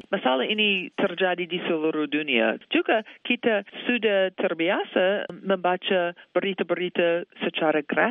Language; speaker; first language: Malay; non-native, fluent; English